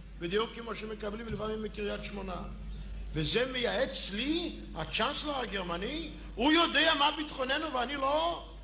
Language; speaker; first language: Hebrew; non-native, fluent; Yiddish